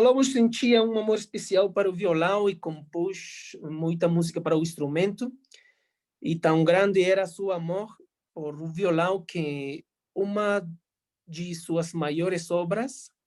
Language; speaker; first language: Portuguese; non-native, fluent; Spanish